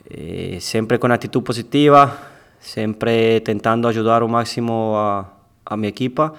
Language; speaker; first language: Portuguese; non-native, learner; Spanish